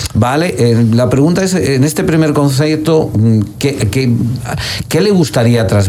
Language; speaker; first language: Spanish; native; Spanish